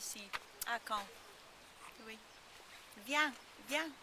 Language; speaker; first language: French; non-native, learner; English